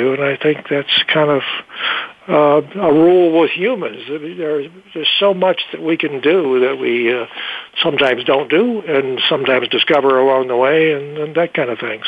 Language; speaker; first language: English; native; English